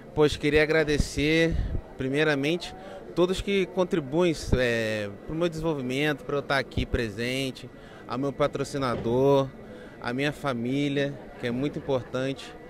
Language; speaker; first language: Portuguese; native; Portuguese